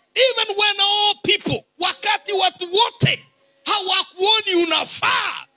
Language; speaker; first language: English; non-native, local second language; Swahili